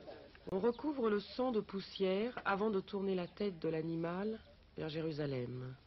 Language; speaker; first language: French; native; French